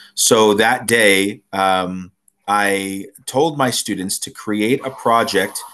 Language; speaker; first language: English; native; English